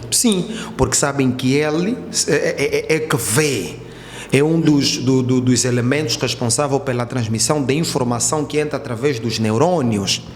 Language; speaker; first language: Portuguese; native; Portuguese